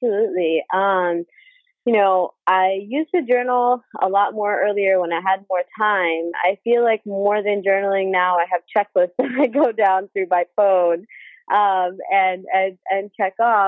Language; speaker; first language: English; native; English